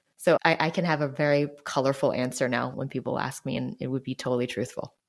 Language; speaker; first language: English; early bilingual, other home language; Chinese